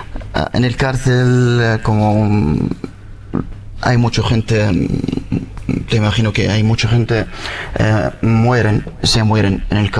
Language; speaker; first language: Spanish; non-native, learner; Arabic